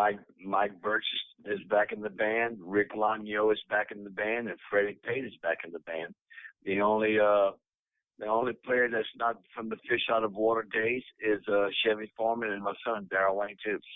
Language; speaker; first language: English; native; English